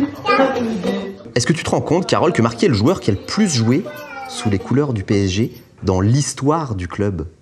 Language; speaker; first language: French; native; French